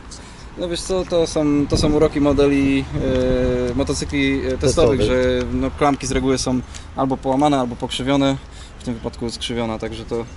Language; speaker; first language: Polish; native; Polish